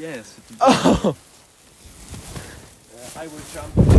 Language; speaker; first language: English; non-native, learner; German